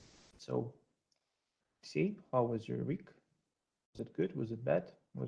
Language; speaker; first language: English; non-native, fluent; Russian